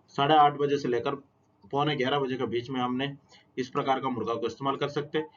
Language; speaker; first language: Hindi; non-native, local second language; Telugu